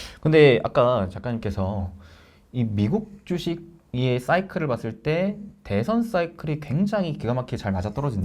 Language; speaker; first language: Korean; native; Korean